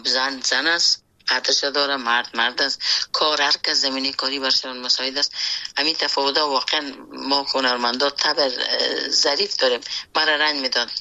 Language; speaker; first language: Persian; native; Persian